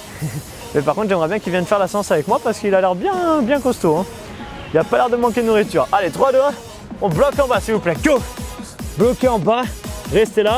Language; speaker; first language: French; native; French